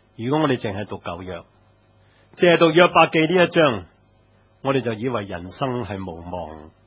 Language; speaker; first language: Chinese; non-native, local second language; Cantonese